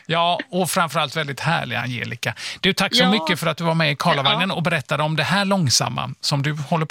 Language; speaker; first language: Swedish; native; Swedish